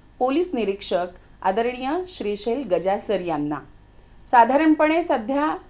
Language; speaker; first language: Marathi; native; Marathi